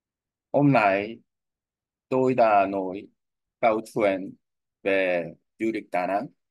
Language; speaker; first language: Vietnamese; non-native, learner; Korean